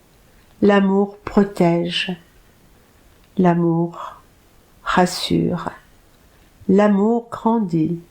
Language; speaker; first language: French; native; French